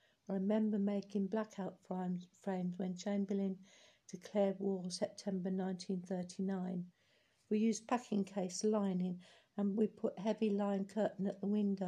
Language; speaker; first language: English; native; English